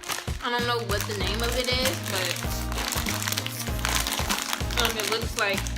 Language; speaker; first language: English; native; English